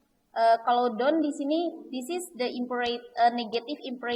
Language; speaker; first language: English; non-native, learner; Indonesian